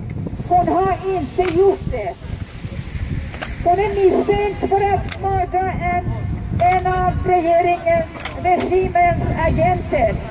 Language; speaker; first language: Swedish; non-native, fluent; Persian